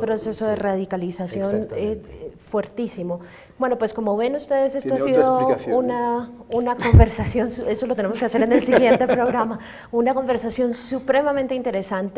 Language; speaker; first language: Spanish; native; Spanish